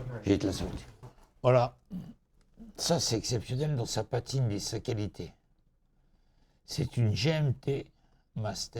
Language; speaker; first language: French; native; French